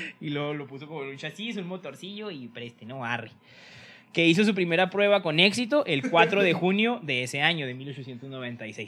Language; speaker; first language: Spanish; native; Spanish